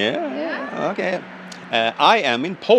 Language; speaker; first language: English; non-native, fluent; Swedish